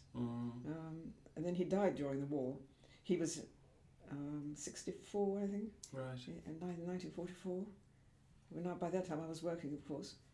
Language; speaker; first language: English; native; English